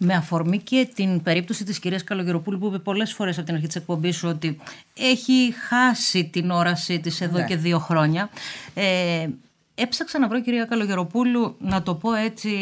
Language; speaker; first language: Greek; native; Greek